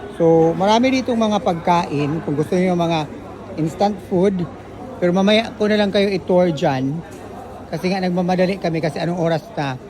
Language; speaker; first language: Filipino; native; Filipino